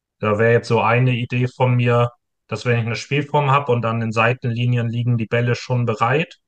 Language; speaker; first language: German; native; German